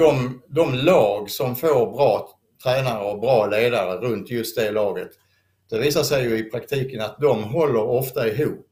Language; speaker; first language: Swedish; native; Swedish